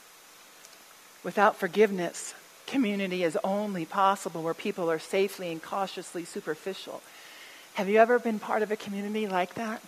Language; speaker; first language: English; native; English